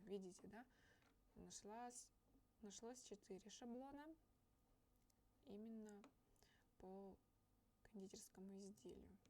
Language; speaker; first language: Russian; native; Russian